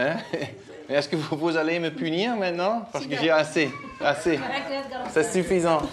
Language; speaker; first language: French; non-native, learner; Dutch